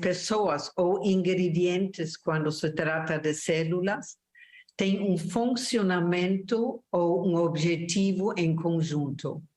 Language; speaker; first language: Portuguese; non-native, fluent; German